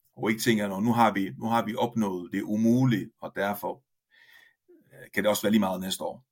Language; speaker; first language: Danish; non-native, fluent; Italian